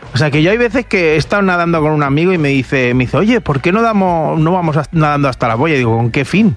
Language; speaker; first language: Spanish; native; Spanish